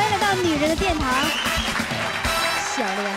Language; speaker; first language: Chinese; native; Chinese